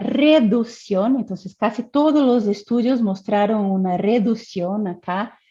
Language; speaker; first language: Spanish; non-native, fluent; Portuguese